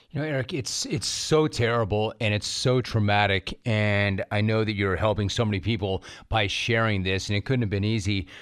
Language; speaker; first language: English; native; English